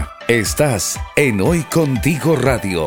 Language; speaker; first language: Spanish; native; Spanish